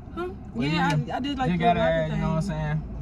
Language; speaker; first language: English; native; English